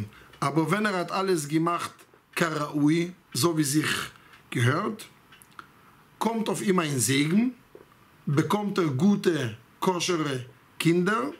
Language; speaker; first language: German; non-native, fluent; Hebrew